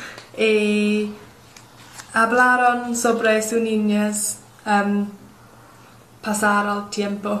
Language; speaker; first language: Spanish; non-native, learner; English